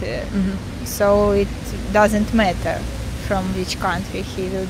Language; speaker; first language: English; non-native, learner; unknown